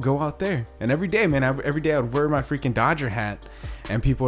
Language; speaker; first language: English; early bilingual, other home language; Spanish